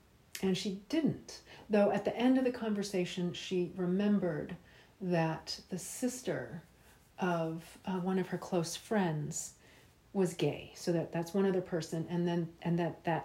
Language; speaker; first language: English; native; English